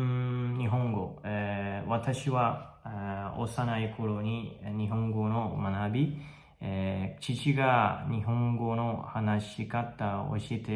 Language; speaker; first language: Japanese; non-native, learner; Chinese